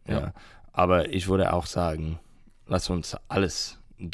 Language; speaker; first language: German; non-native, learner; English